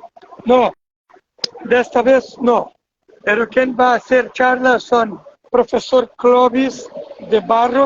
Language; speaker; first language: Spanish; non-native, fluent; Portuguese